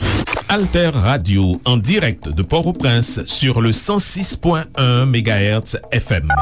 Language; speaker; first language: French; non-native, local second language; Haitian Creole